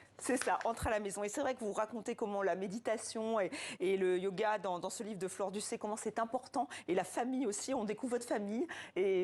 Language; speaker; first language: French; native; French